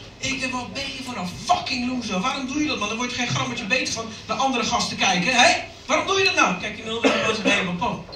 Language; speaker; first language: Dutch; early bilingual, other home language; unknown